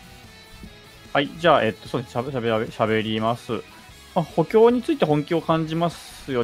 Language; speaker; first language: Japanese; native; Japanese